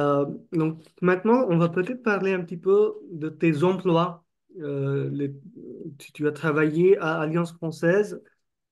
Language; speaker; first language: French; non-native, fluent; Marathi